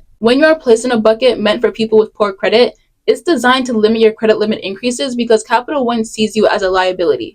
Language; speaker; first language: English; native; English